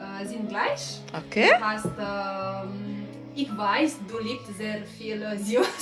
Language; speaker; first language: German; non-native, learner; Romanian